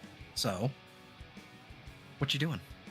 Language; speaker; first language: English; native; English